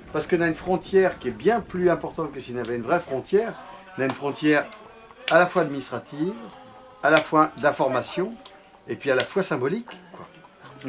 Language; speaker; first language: French; native; French